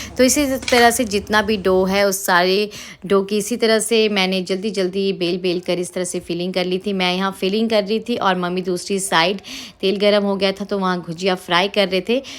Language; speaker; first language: Hindi; native; Hindi